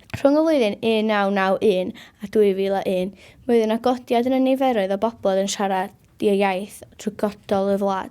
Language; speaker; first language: Welsh; native; Welsh